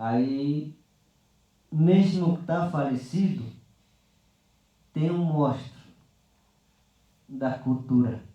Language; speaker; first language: Portuguese; non-native, local second language; Yanomámi